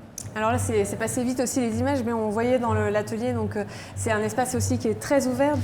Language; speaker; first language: French; native; French